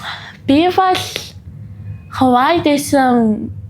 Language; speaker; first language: Mongolian; early bilingual, heritage; Mongolian